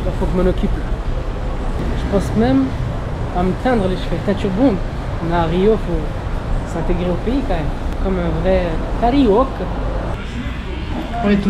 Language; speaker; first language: French; native; French